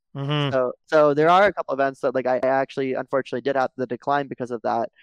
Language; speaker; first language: English; native; English